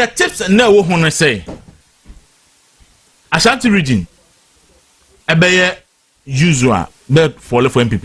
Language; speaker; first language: English; non-native, local second language; Akan